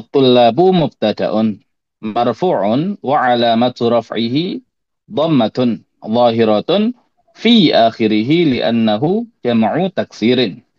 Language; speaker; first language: Arabic; non-native, fluent; Indonesian